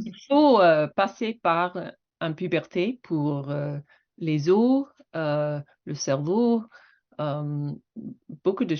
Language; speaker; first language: French; non-native, fluent; English